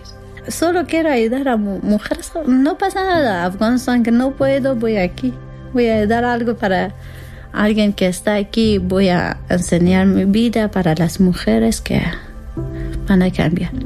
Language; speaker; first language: Spanish; non-native, learner; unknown